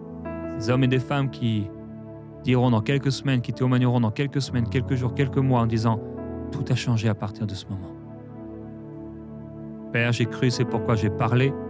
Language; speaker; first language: French; native; French